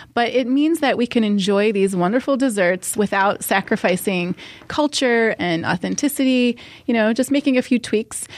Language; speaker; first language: English; native; English